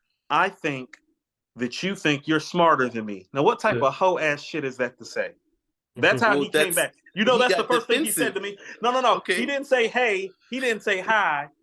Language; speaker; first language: English; native; English